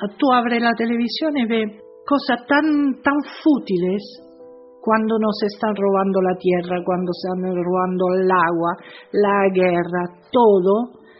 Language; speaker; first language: Spanish; non-native, fluent; Italian